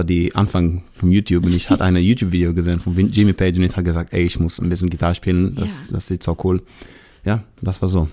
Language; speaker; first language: German; non-native, fluent; Hebrew